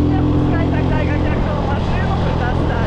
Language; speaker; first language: Russian; native; Russian